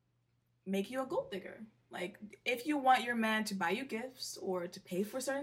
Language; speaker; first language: English; non-native, local second language; Swahili